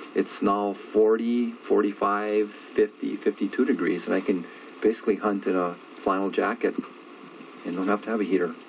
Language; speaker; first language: English; native; English